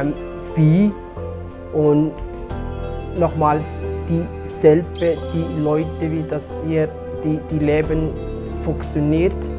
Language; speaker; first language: German; non-native, fluent; Somali